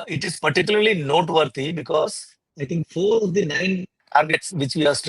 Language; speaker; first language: English; non-native, local second language; Malayalam